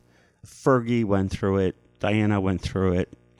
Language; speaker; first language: English; native; English